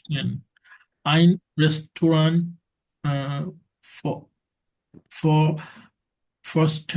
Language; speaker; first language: German; non-native, learner; Bangla